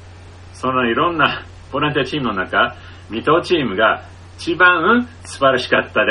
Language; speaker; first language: Japanese; non-native, fluent; English